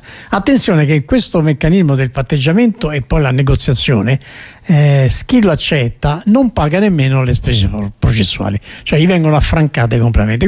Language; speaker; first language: Italian; native; Italian